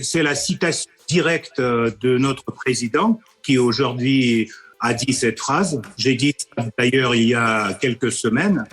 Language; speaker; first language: French; non-native, fluent; Russian